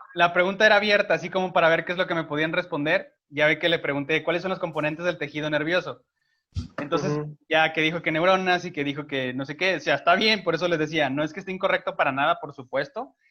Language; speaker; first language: Spanish; native; Spanish